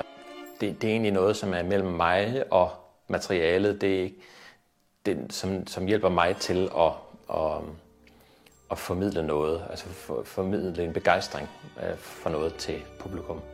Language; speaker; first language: Danish; native; Danish